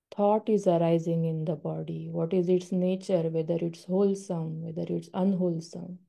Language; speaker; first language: English; non-native, local second language; Marathi